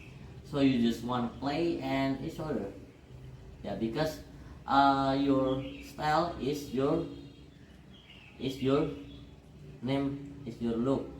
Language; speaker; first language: English; non-native, learner; Indonesian